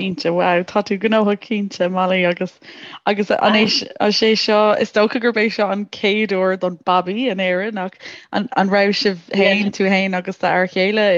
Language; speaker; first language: Irish; native; Irish